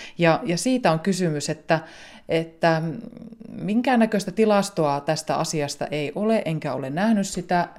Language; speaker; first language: Finnish; native; Finnish